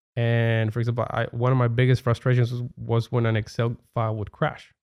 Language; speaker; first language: English; non-native, fluent; Spanish